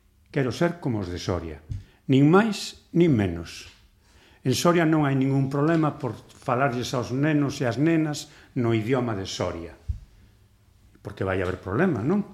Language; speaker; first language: Galician; native; Galician